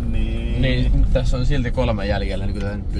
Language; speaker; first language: Finnish; native; Finnish